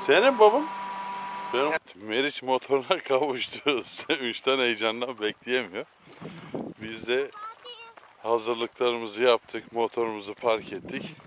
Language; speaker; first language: Turkish; native; Turkish